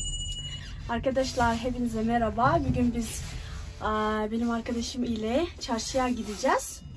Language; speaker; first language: Turkish; non-native, learner; Kazakh